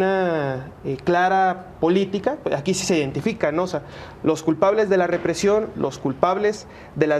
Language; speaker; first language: Spanish; native; Spanish